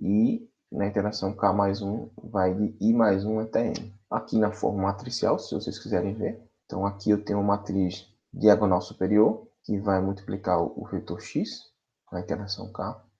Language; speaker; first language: Portuguese; native; Portuguese